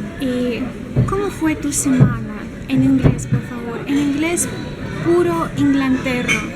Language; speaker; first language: Spanish; non-native, learner; Russian